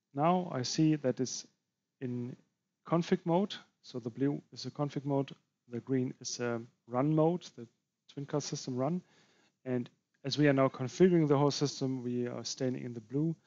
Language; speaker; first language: English; non-native, fluent; German